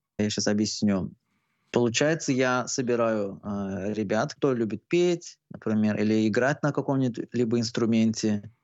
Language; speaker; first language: Russian; non-native, local second language; Turkmen